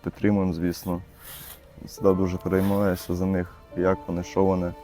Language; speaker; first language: Ukrainian; non-native, local second language; Russian